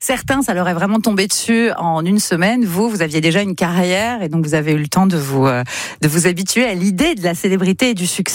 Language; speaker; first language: French; native; French